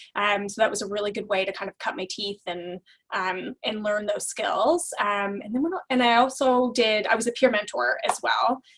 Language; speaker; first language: English; native; English